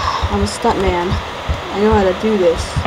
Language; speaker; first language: English; native; English